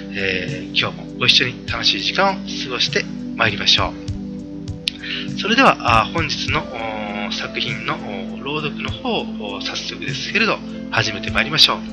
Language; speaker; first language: Japanese; native; Japanese